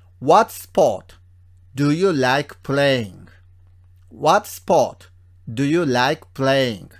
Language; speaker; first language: English; non-native, fluent; Japanese